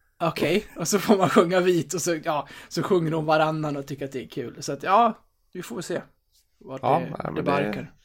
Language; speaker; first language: Swedish; native; Swedish